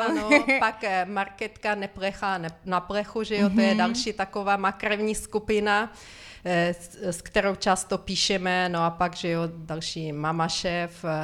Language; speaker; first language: Czech; non-native, fluent; Ukrainian